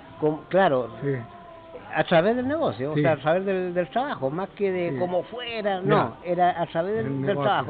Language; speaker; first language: Spanish; native; Spanish